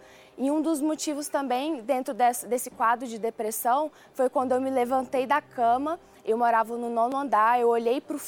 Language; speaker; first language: Portuguese; early bilingual, other home language; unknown